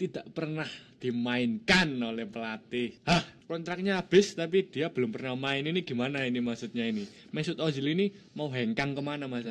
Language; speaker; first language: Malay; non-native, local second language; Javanese